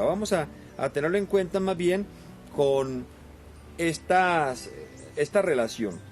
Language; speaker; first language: Spanish; native; Spanish